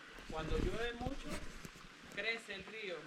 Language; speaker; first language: Spanish; native; Spanish